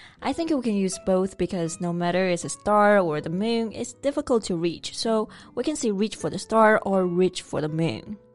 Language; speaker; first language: English; non-native, fluent; Chinese